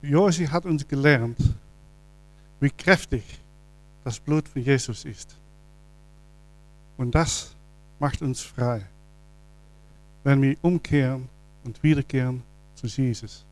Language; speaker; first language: German; non-native, learner; Dutch